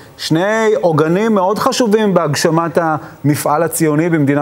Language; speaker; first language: Hebrew; native; Hebrew